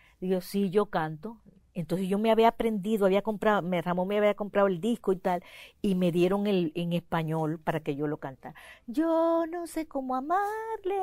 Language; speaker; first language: Spanish; native; Spanish